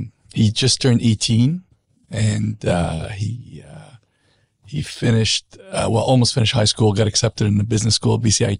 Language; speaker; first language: English; non-native, fluent; Arabic